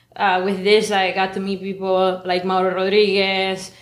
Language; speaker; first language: English; non-native, fluent; Spanish